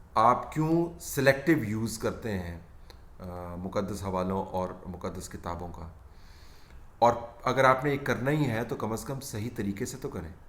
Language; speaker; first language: Urdu; native; Urdu